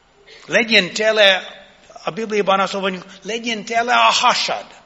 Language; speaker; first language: Hungarian; non-native, fluent; English